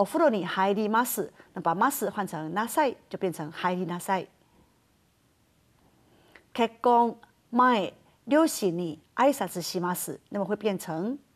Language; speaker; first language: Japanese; non-native, fluent; Chinese